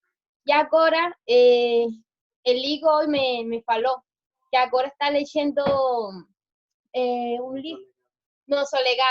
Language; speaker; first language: Portuguese; non-native, learner; Spanish